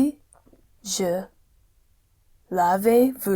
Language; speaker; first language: French; non-native, learner; English